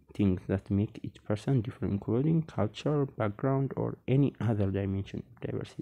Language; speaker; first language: English; non-native, local second language; Amharic